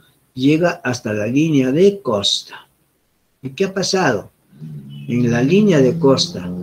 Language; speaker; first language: Spanish; native; Spanish